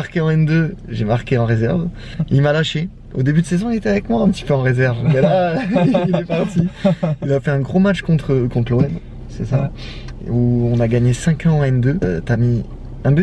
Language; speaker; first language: French; native; French